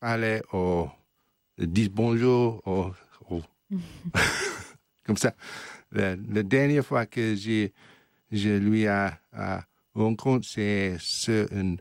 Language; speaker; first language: French; non-native, learner; English